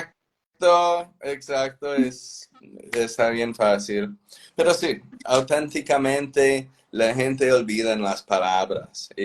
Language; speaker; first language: Spanish; non-native, fluent; English